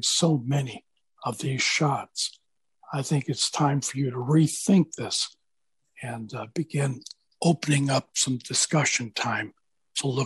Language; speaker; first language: English; native; English